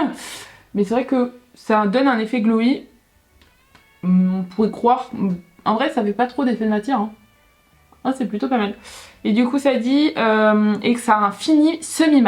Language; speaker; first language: French; native; French